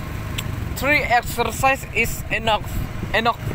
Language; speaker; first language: English; non-native, learner; Indonesian